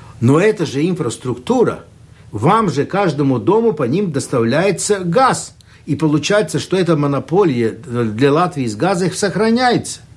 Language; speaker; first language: Russian; non-native, local second language; Latvian